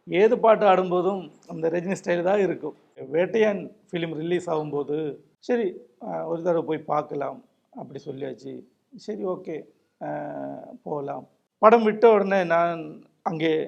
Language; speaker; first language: Tamil; non-native, local second language; Malayalam